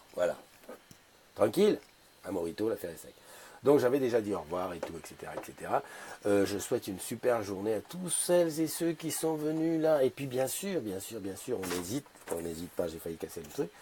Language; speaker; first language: French; native; French